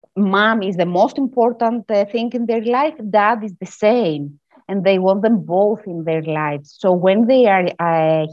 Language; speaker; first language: English; non-native, fluent; Greek